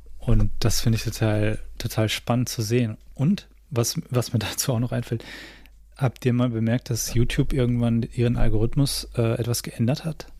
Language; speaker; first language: German; native; German